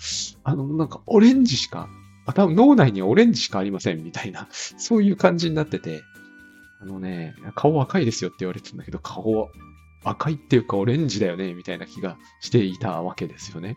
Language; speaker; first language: Japanese; native; Japanese